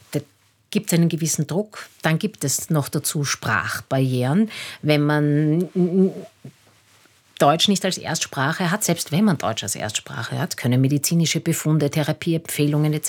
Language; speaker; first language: German; native; German